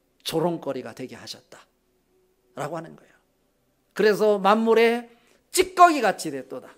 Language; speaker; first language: Korean; native; Korean